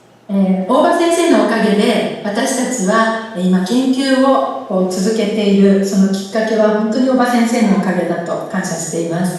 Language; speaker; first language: Japanese; native; Japanese